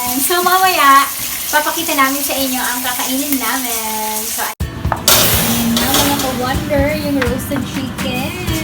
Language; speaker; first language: Filipino; non-native, local second language; Hiligaynon